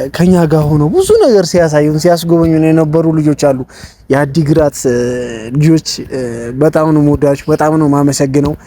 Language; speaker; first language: Amharic; native; Amharic